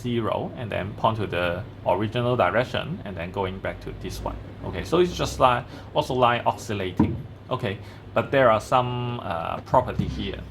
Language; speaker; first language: English; non-native, fluent; Chinese